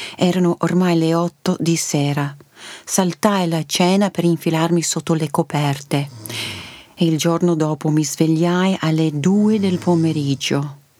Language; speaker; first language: Italian; early bilingual, heritage; Italian